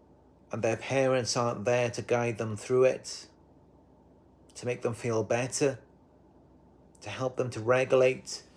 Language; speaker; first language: English; native; English